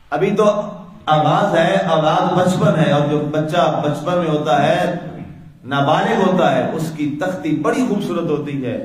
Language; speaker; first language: Urdu; native; Urdu